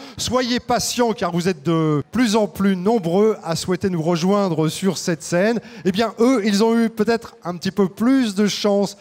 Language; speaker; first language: French; native; French